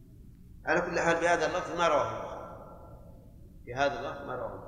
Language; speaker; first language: Arabic; native; Arabic